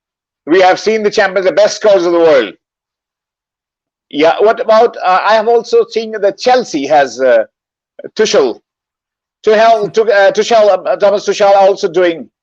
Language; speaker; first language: English; non-native, local second language; Bangla